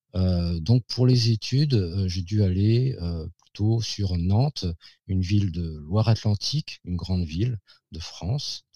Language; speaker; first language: French; native; French